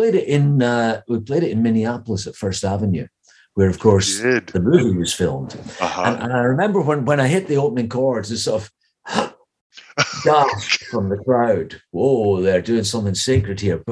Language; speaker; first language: English; native; English